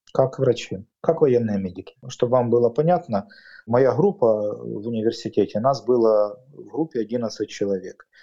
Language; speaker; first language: Russian; native; Russian